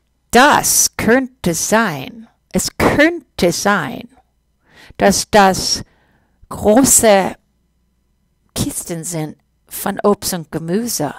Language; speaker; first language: German; non-native, fluent; English